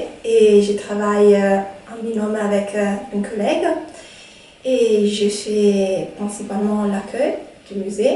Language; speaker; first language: French; non-native, fluent; Italian